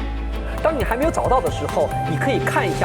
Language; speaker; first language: Chinese; native; Chinese